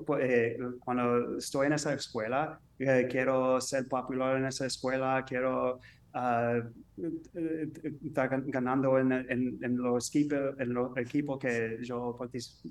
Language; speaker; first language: Spanish; early bilingual, heritage; English